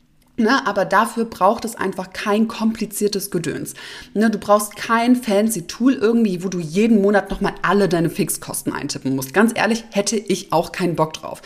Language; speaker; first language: German; native; German